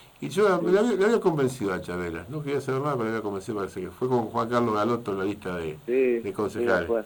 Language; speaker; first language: Spanish; native; Spanish